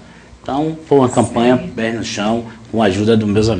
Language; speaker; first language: Portuguese; native; Portuguese